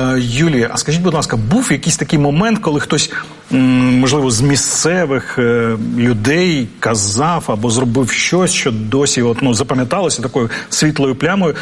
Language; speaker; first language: Ukrainian; native; Ukrainian